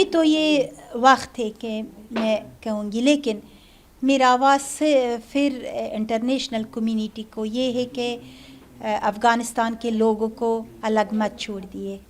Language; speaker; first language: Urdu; non-native, learner; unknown